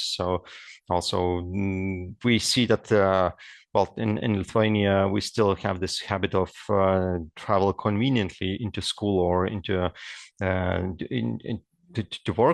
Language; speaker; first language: English; non-native, fluent; Lithuanian